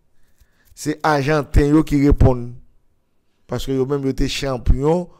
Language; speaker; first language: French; non-native, local second language; Haitian Creole